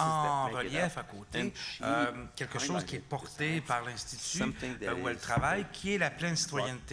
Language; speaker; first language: French; native; French